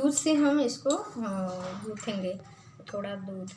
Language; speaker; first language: Hindi; native; Hindi